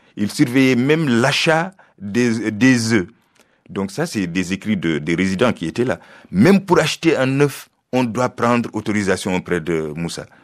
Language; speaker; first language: French; non-native, local second language; Fula